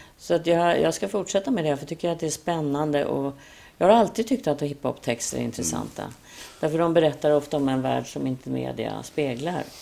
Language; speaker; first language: Swedish; native; Swedish